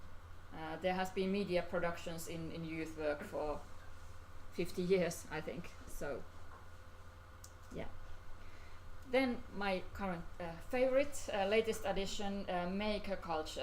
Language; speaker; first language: English; non-native, fluent; Finnish